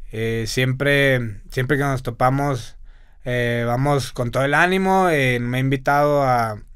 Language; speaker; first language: Spanish; native; Spanish